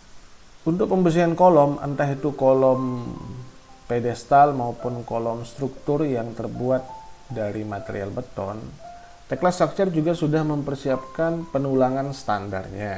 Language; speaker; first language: Indonesian; native; Indonesian